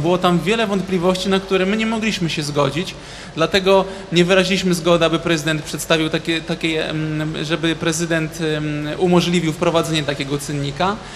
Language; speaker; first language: Polish; native; Polish